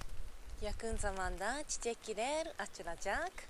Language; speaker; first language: Turkish; non-native, learner; Japanese